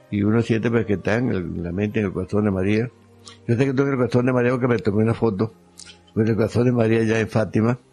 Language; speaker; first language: Spanish; native; Spanish